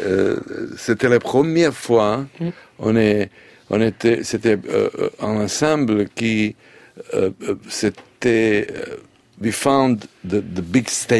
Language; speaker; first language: French; non-native, learner; Serbian